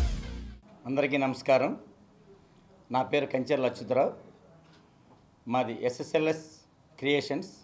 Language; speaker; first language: Telugu; native; Telugu